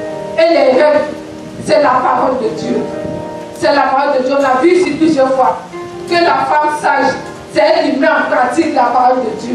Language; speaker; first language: French; non-native, local second language; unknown